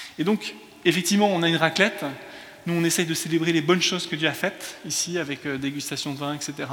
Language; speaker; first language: French; early bilingual, other home language; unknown